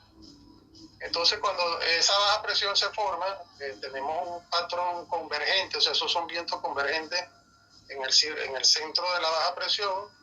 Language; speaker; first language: Spanish; native; Spanish